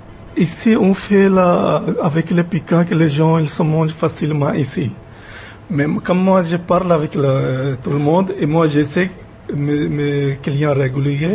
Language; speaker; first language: French; non-native, fluent; Punjabi